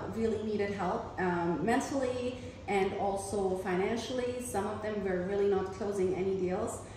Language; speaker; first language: English; non-native, fluent; German